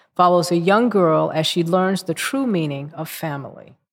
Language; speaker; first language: English; native; English